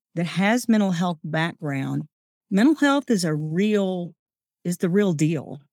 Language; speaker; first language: English; native; English